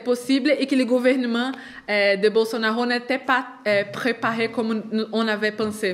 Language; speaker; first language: French; non-native, fluent; Portuguese